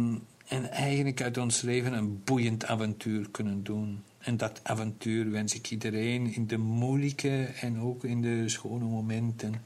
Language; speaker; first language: Dutch; non-native, local second language; German